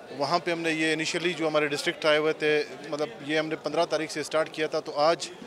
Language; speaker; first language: Urdu; non-native, local second language; Baluchi